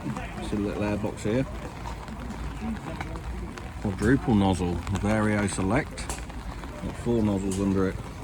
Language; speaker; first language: English; native; English